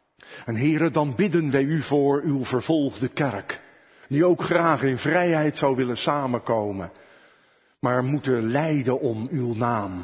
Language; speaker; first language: Dutch; native; Dutch